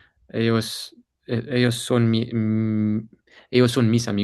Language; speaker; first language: Spanish; non-native, learner; English